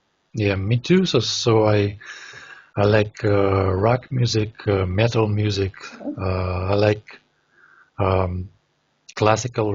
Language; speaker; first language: English; non-native, learner; Russian